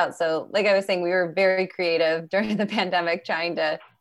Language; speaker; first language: English; native; English